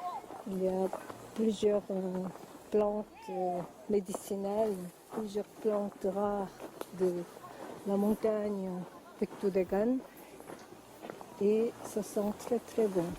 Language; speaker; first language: French; non-native, learner; Korean